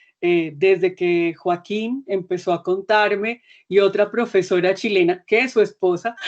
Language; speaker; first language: Spanish; native; Spanish